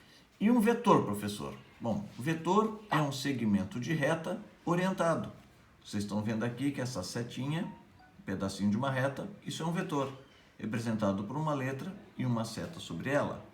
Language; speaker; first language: Portuguese; native; Portuguese